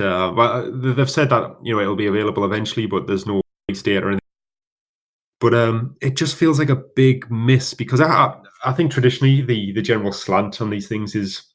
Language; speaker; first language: English; native; English